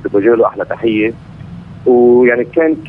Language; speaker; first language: Arabic; native; Arabic